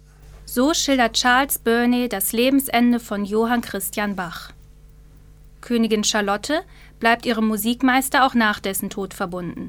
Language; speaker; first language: German; native; German